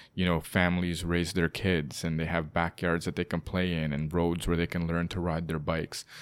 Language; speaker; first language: English; native; English